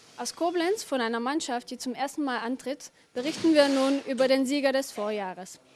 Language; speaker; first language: German; non-native, fluent; Bulgarian